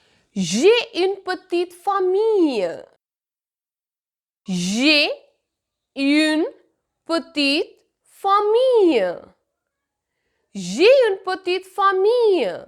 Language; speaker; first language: French; non-native, fluent; Hindi